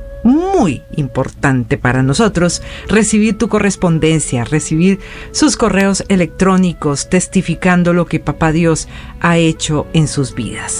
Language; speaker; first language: Spanish; native; Spanish